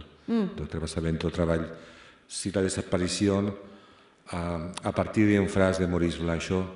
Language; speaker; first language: French; non-native, fluent; Spanish